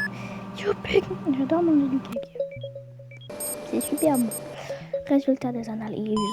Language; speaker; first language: French; native; French